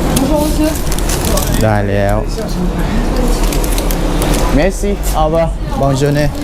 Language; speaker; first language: French; non-native, learner; Thai